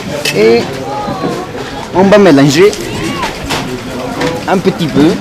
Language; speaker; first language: French; non-native, learner; Spanish